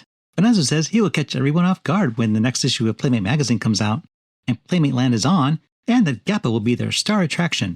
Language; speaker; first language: English; native; English